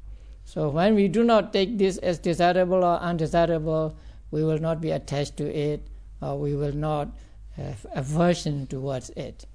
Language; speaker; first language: English; non-native, fluent; Burmese